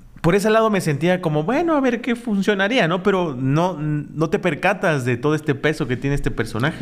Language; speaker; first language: Spanish; native; Spanish